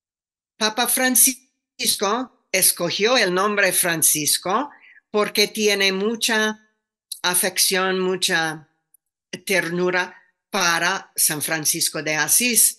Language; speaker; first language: Spanish; non-native, fluent; English